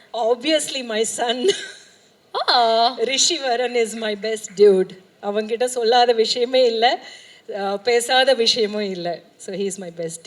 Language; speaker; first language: Tamil; native; Tamil